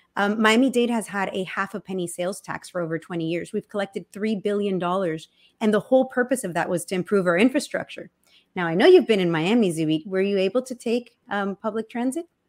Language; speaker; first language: English; early bilingual, other home language; Spanish